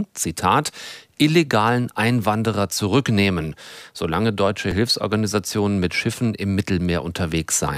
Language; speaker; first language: German; native; German